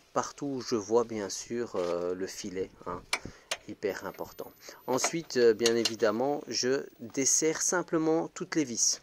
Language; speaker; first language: French; native; French